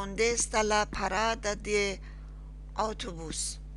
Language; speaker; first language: Spanish; non-native, learner; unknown